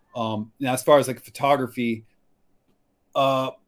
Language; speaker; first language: English; native; English